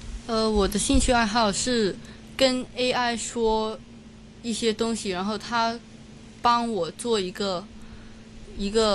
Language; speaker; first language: Chinese; non-native, local second language; Cantonese